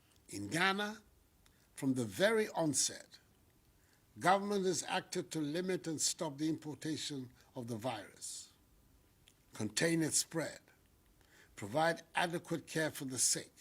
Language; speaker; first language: English; non-native, local second language; Akan